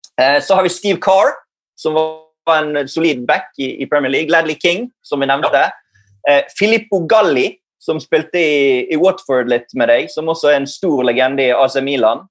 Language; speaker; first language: Norwegian; native; Norwegian